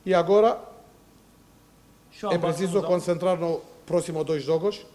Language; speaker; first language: Portuguese; non-native, learner; Romanian